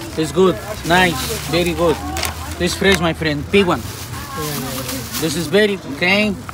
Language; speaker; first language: English; non-native, learner; Spanish